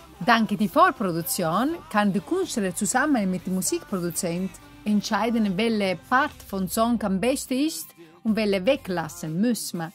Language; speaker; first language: German; non-native, learner; Italian